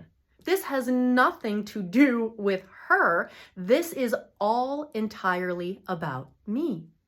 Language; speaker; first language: English; native; English